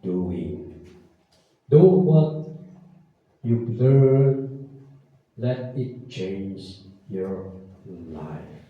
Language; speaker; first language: English; non-native, local second language; Filipino